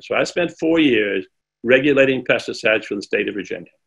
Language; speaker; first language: English; native; English